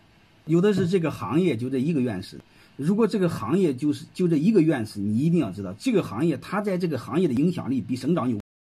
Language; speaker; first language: Chinese; native; Chinese